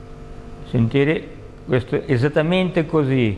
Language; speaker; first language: Italian; non-native, learner; Russian